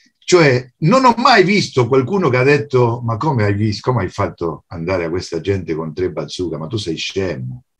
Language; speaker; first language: Italian; non-native, fluent; Spanish